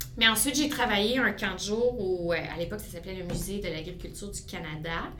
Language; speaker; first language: French; native; French